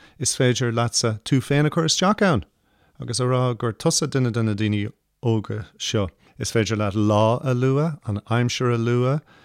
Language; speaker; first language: Irish; non-native, local second language; English